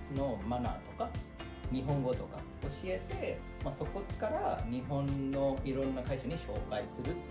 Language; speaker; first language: Japanese; non-native, fluent; Bangla